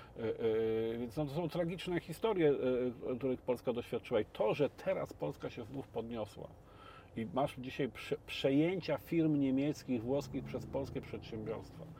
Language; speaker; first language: Polish; native; Polish